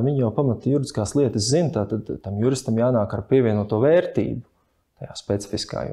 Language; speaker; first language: Latvian; native; Latvian